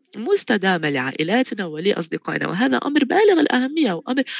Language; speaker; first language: Arabic; non-native, fluent; Tigrinya